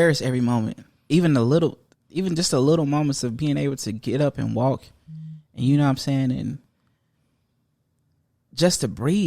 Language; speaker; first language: English; native; English